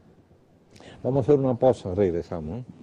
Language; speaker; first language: Spanish; native; Spanish